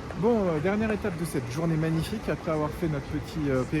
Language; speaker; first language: French; native; French